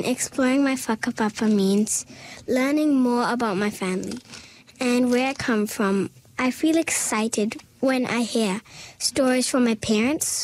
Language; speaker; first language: English; non-native, local second language; Urdu